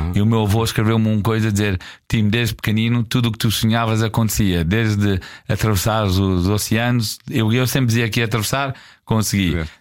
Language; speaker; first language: Portuguese; non-native, fluent; English